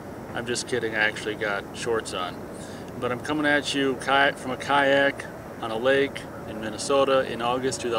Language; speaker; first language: English; native; English